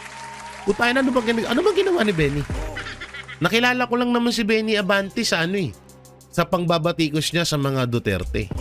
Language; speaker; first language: Filipino; native; Filipino